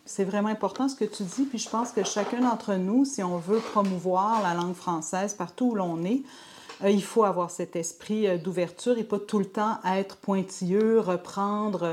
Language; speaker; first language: French; native; French